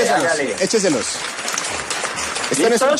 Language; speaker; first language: Spanish; native; Spanish